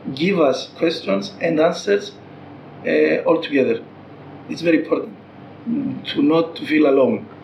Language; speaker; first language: English; non-native, fluent; Greek